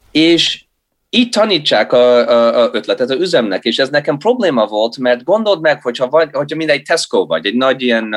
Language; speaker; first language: Hungarian; early bilingual, heritage; Hungarian